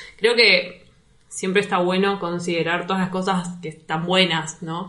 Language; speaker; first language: Spanish; native; Spanish